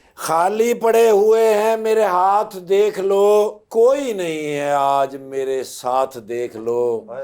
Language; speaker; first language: Urdu; non-native, local second language; Punjabi